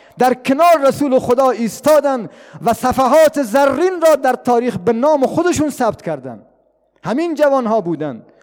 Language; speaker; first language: Persian; non-native, local second language; Baluchi